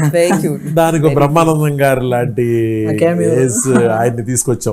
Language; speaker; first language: Telugu; native; Telugu